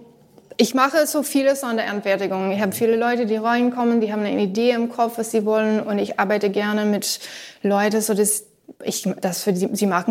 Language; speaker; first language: German; non-native, learner; English